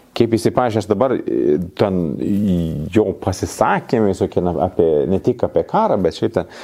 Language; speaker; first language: Lithuanian; non-native, fluent; Swedish